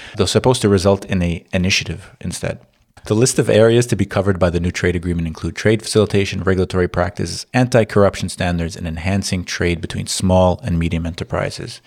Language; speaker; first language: English; native; English